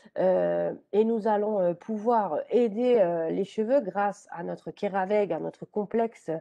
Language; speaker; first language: French; native; French